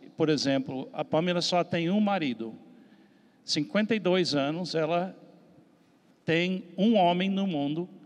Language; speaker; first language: Portuguese; non-native, fluent; English